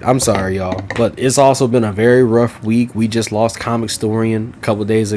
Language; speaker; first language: English; native; English